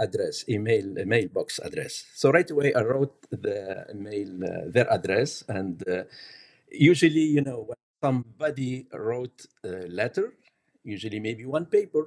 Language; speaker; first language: English; non-native, learner; Arabic